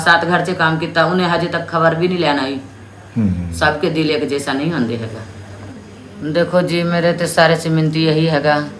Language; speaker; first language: Punjabi; non-native, local second language; Hindi